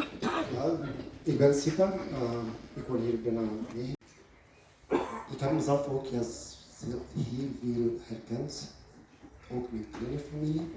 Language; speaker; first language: Dutch; non-native, learner; Kurdish